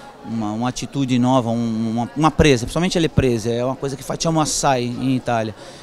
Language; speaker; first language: Italian; non-native, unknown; Spanish